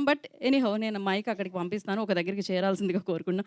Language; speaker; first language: Telugu; native; Telugu